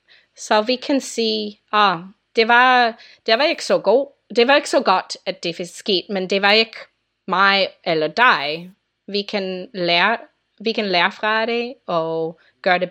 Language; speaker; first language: Danish; non-native, fluent; English